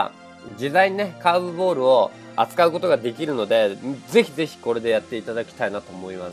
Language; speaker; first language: Japanese; native; Japanese